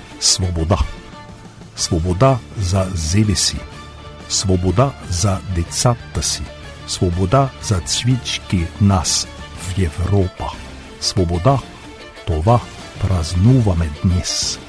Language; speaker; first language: Bulgarian; non-native, fluent; German